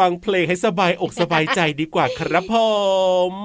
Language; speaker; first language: Thai; native; Thai